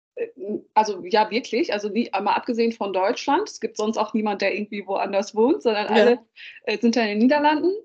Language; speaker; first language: German; early bilingual, other home language; Dutch